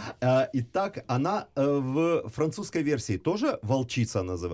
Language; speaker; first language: Russian; native; Russian